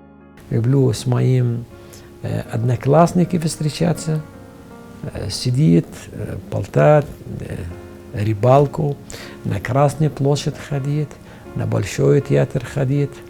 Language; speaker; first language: Russian; non-native, fluent; Arabic